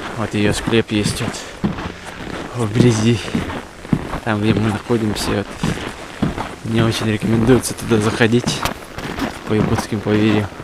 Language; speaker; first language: Russian; non-native, local second language; Yakut